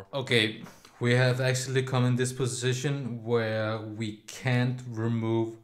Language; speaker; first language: English; non-native, fluent; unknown